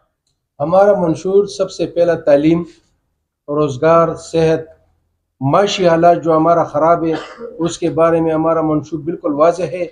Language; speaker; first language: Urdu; non-native, local second language; Pashto